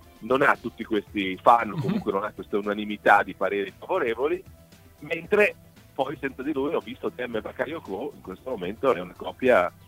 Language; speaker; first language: Italian; native; Italian